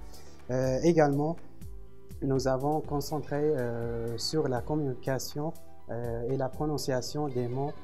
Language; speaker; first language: French; non-native, fluent; Arabic